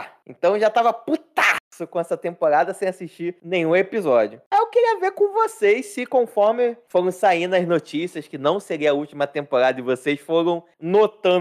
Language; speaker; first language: Portuguese; native; Portuguese